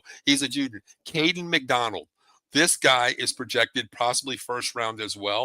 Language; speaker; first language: English; native; English